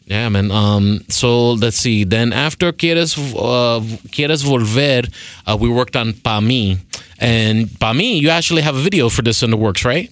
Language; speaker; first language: English; early bilingual, other home language; Spanish